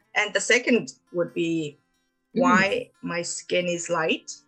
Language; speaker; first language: English; non-native, fluent; Mongolian